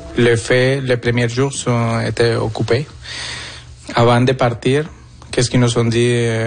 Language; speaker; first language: French; non-native, fluent; Spanish